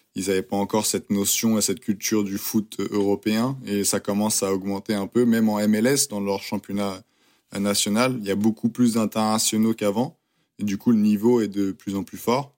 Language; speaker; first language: French; native; French